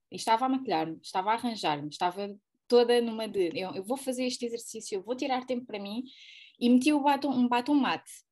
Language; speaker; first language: Portuguese; native; Portuguese